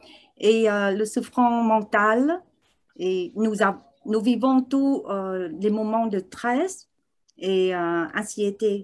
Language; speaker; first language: French; non-native, learner; Vietnamese